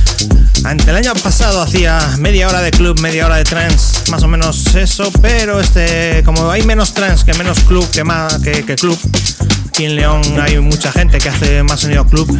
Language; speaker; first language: Spanish; native; Spanish